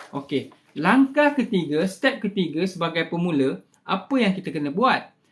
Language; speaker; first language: Malay; native; Malay